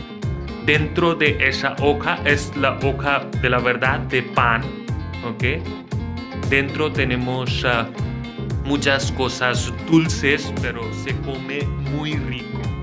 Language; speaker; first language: Spanish; non-native, fluent; Hindi